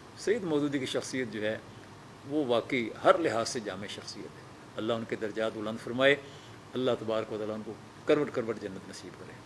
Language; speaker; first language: Urdu; non-native, local second language; Punjabi